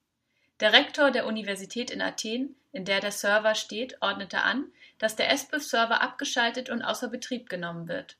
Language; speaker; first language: German; native; German